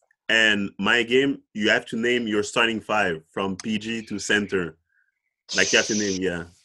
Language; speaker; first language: English; non-native, fluent; French